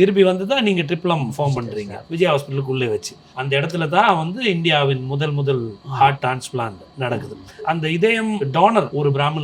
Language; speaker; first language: Tamil; native; Tamil